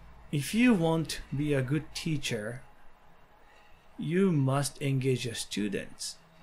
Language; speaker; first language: English; non-native, fluent; Japanese